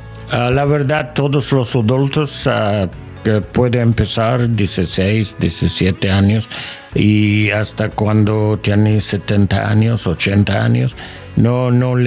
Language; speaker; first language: Spanish; non-native, fluent; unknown